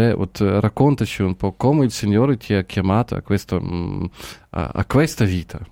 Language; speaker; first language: Italian; non-native, learner; Ukrainian